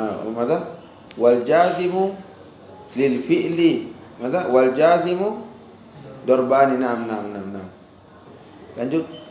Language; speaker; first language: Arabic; non-native, fluent; Indonesian